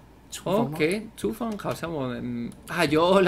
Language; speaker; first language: Chinese; non-native, fluent; English